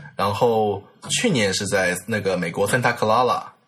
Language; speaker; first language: Chinese; native; Chinese